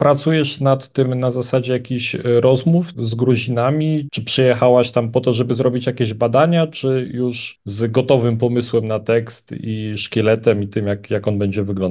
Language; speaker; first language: Polish; native; Polish